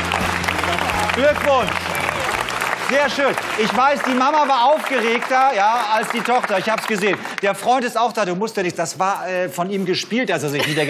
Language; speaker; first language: German; native; German